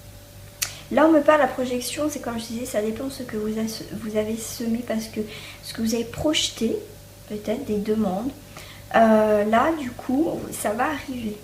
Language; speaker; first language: French; native; French